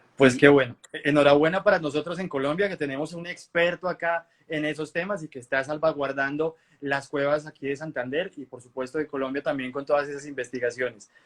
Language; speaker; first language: Spanish; native; Spanish